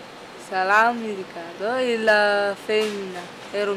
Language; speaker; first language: Italian; non-native, learner; Romanian